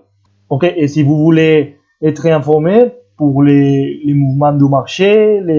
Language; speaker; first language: French; non-native, fluent; Spanish